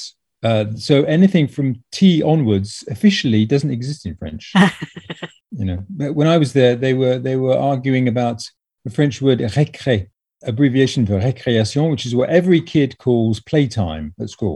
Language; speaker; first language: English; native; English